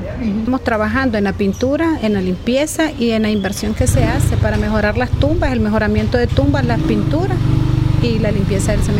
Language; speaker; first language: Spanish; native; Spanish